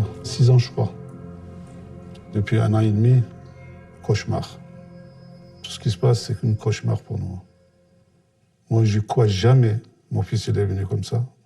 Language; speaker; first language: French; non-native, learner; Turkish